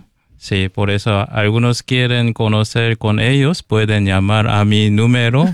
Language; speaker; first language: Spanish; non-native, learner; Korean